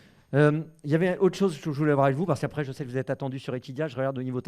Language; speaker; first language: French; native; French